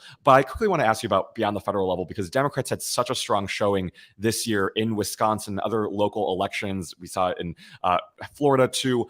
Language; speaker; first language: English; native; English